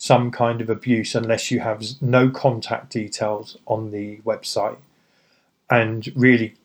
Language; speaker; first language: English; native; English